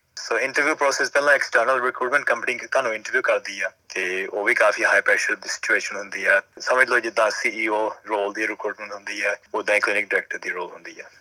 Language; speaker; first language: Punjabi; early bilingual, heritage; Punjabi